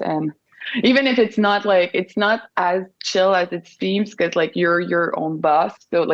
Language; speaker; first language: English; non-native, fluent; French